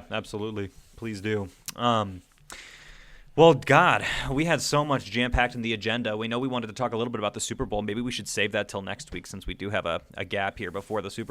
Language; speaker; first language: English; native; English